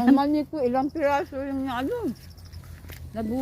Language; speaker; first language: Filipino; non-native, local second language; Cebuano